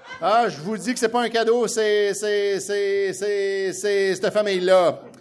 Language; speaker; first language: French; native; French